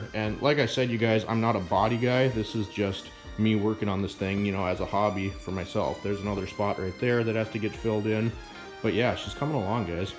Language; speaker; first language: English; native; English